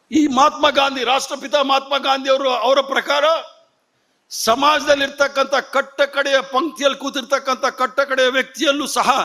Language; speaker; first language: Kannada; non-native, local second language; Tamil